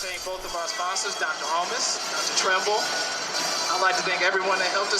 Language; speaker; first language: English; native; English